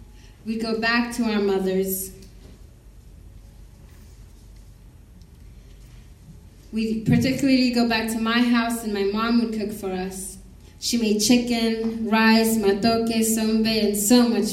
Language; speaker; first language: English; non-native, local second language; Kinyarwanda